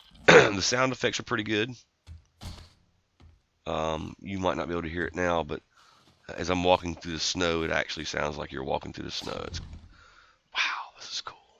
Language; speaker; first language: English; native; English